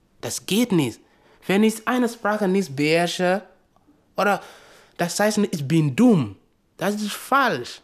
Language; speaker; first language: German; non-native, learner; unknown